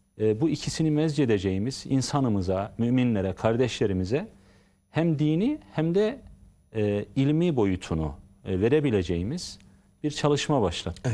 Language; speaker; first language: Turkish; native; Turkish